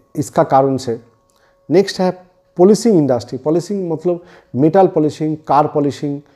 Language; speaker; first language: Hindi; non-native, local second language; Bangla